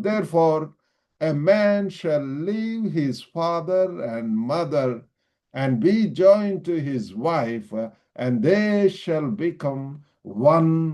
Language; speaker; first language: English; non-native, local second language; Telugu